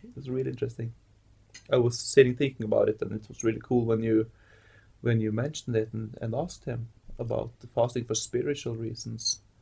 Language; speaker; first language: English; non-native, fluent; Norwegian